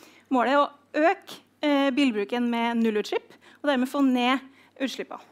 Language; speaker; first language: Norwegian; native; Norwegian